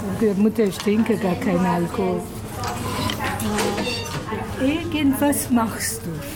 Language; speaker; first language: German; non-native, fluent; Persian